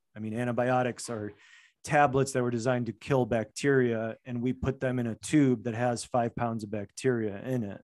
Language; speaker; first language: English; native; English